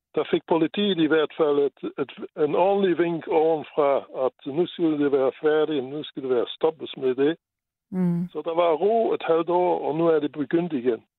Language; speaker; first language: Danish; non-native, fluent; Luxembourgish